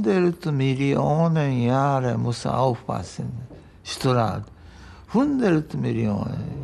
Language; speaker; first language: German; non-native, learner; Japanese